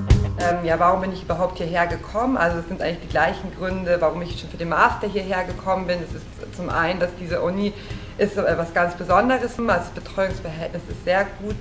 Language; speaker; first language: German; native; German